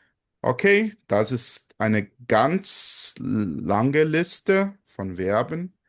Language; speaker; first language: German; non-native, fluent; Portuguese